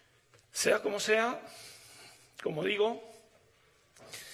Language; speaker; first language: Spanish; native; Spanish